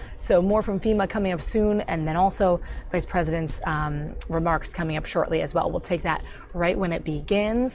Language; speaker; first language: English; native; English